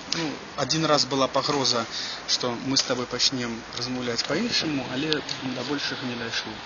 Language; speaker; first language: Belarusian; non-native, local second language; Russian